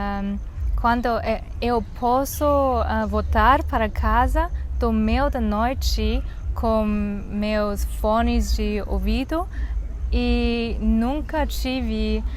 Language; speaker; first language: Portuguese; non-native, learner; Chinese